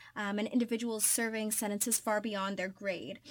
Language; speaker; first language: English; native; English